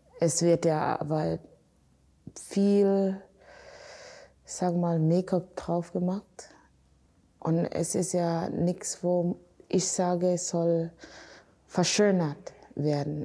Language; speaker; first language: German; non-native, fluent; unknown